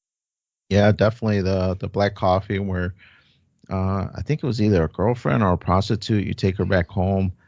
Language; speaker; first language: English; native; English